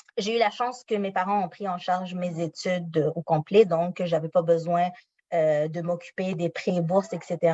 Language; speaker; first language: French; non-native, local second language; Arabic